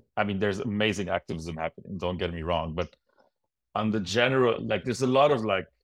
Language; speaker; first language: English; non-native, fluent; Arabic